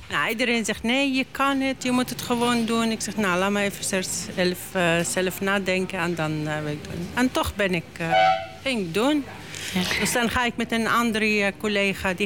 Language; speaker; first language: Dutch; non-native, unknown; Arabic